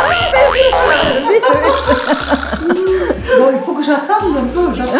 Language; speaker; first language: French; native; French